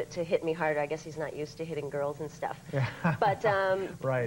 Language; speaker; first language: English; native; English